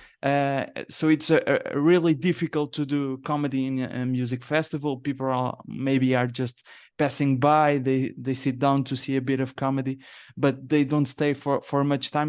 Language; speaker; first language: English; non-native, learner; Portuguese